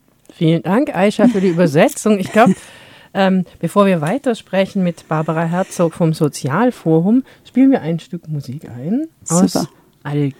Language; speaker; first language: German; native; German